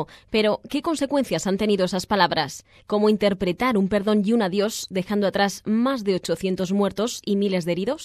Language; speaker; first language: Spanish; native; Spanish